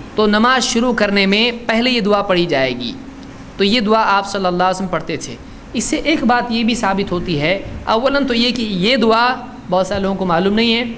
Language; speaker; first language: Urdu; native; Urdu